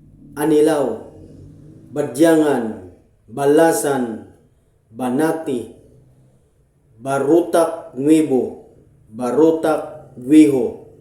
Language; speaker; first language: Filipino; native; Filipino